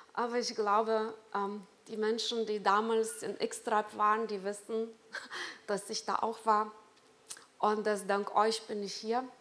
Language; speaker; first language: German; non-native, fluent; Lithuanian